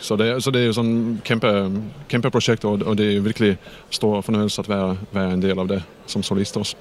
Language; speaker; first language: Danish; non-native, fluent; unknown